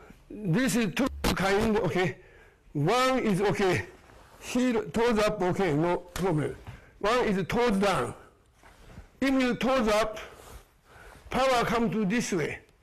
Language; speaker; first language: English; non-native, learner; Japanese